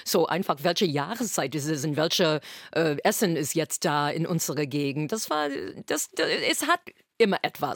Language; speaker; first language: German; non-native, fluent; English